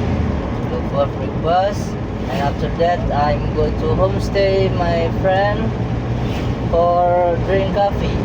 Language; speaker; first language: English; non-native, learner; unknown